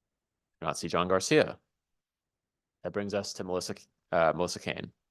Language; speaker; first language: English; native; English